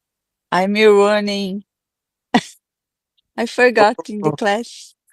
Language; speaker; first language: English; non-native, learner; Portuguese